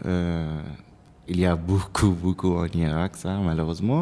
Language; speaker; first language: French; non-native, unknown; Arabic